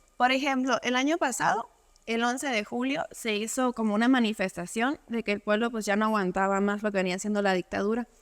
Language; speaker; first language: Spanish; native; Spanish